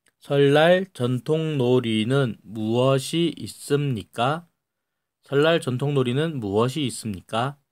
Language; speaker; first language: Korean; native; Korean